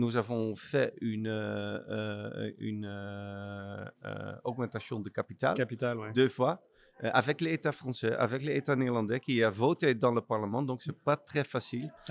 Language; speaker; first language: French; non-native, learner; Dutch